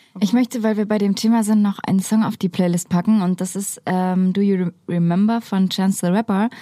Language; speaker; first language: German; native; German